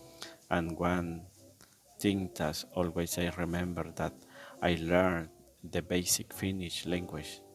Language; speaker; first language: English; non-native, learner; Spanish